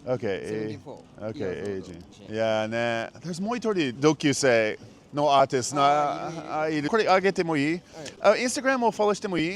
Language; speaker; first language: Japanese; non-native, learner; English